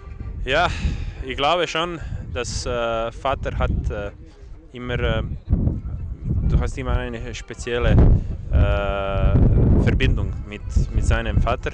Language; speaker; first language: German; non-native, fluent; Croatian